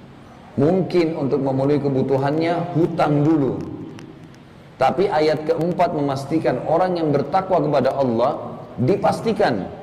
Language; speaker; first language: Indonesian; native; Indonesian